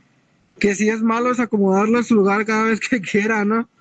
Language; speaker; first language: Spanish; native; Spanish